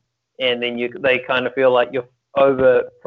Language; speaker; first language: English; native; English